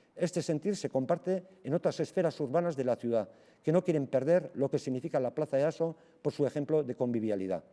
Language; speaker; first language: Spanish; non-native, local second language; Basque